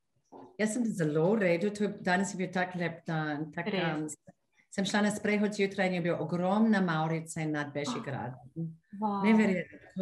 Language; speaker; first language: Slovenian; non-native, fluent; English